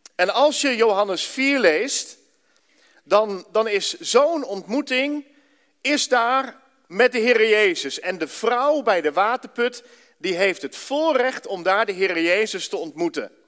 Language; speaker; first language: Dutch; native; Dutch